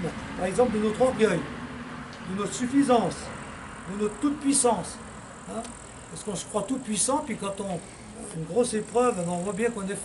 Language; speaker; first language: French; native; French